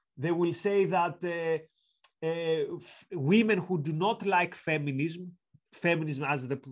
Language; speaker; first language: English; non-native, fluent; Greek